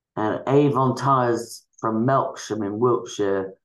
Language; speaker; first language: English; native; English